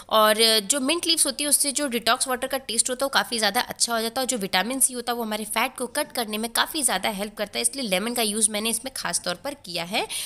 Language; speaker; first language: Hindi; native; Hindi